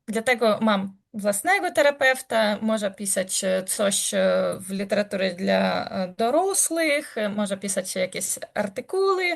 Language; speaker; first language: Polish; non-native, learner; Ukrainian